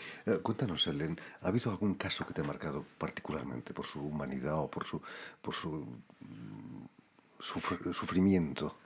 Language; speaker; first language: Spanish; native; Spanish